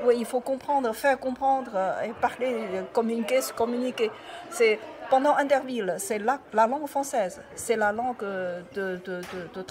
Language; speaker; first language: French; non-native, learner; Chinese